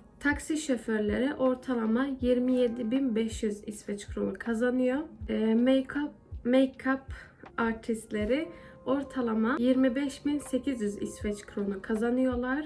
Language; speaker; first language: Turkish; early bilingual, heritage; Turkish